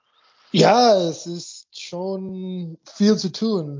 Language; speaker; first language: German; non-native, fluent; English